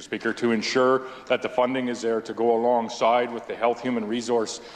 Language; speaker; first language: English; native; English